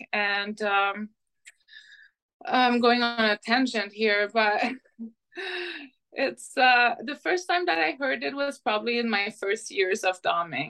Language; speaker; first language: English; non-native, fluent; French